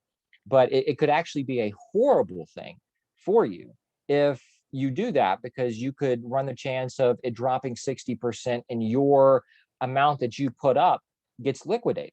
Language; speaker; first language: English; native; English